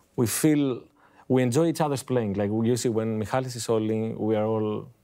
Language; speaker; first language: English; non-native, fluent; Greek